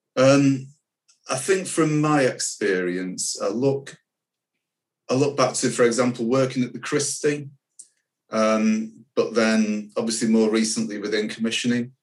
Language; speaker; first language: English; native; English